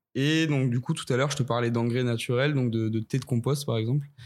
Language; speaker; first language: French; native; French